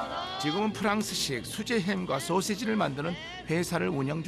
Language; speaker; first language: Korean; native; Korean